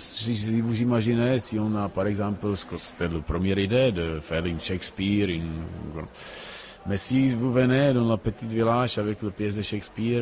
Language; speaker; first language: French; non-native, learner; Czech